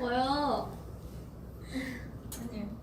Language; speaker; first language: Korean; non-native, fluent; Japanese